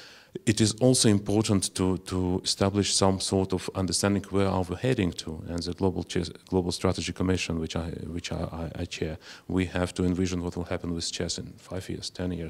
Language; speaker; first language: English; non-native, fluent; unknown